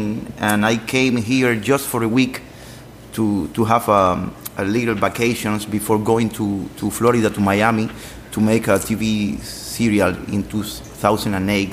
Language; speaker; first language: English; non-native, learner; Spanish